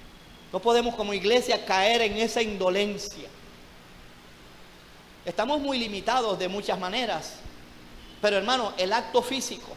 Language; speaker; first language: Spanish; native; Spanish